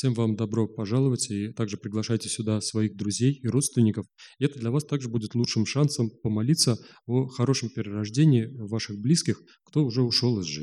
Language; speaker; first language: Russian; native; Russian